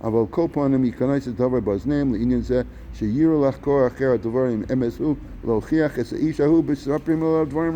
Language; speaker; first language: Hebrew; non-native, fluent; English